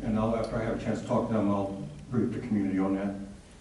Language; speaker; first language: English; native; English